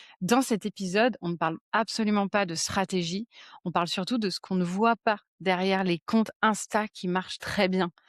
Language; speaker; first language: French; native; French